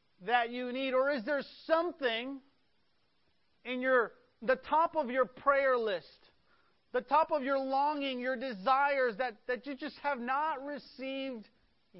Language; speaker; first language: English; early bilingual, other home language; Spanish